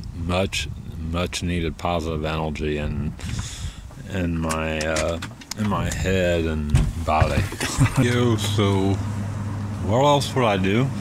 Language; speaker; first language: English; native; English